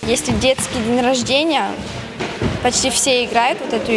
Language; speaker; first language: Russian; non-native, fluent; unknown